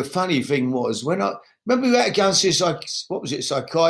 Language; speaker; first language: English; native; English